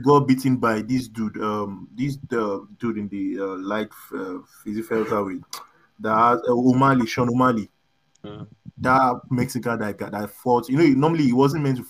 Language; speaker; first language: English; non-native, local second language; Yoruba